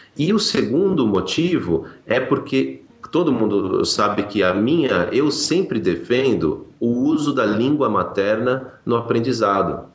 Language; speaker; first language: Portuguese; native; Portuguese